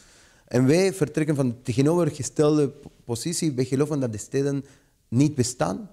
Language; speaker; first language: Dutch; non-native, fluent; Spanish